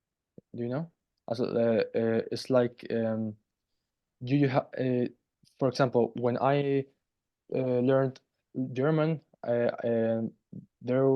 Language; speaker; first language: English; non-native, fluent; Spanish